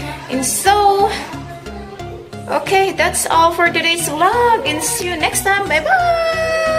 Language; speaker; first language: English; non-native, local second language; Filipino